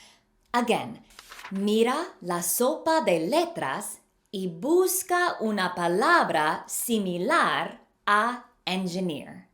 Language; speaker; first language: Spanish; non-native, fluent; English